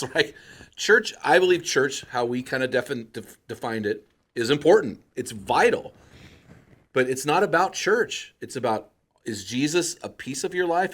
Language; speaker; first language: English; native; English